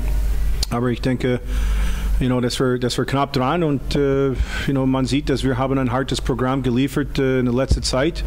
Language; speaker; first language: German; non-native, fluent; English